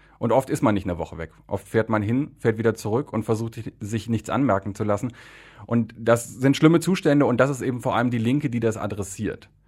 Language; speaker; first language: German; native; German